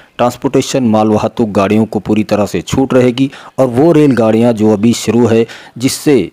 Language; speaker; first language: Hindi; non-native, local second language; Urdu